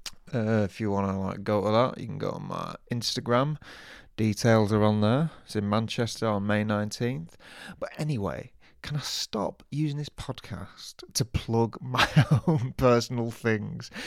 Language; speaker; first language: English; native; English